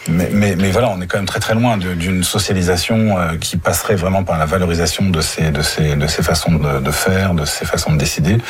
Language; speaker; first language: French; native; French